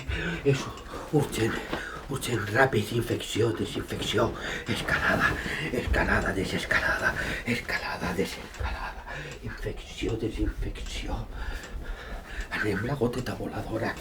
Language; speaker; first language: Catalan; native; Catalan